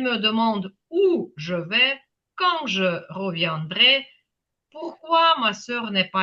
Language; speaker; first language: French; non-native, fluent; Ukrainian